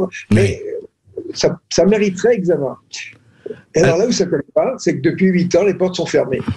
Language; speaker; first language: French; native; French